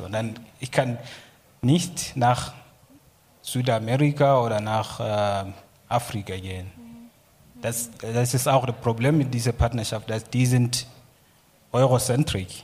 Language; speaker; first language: German; non-native, learner; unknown